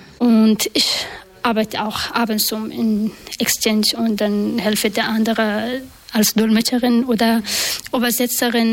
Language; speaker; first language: German; non-native, learner; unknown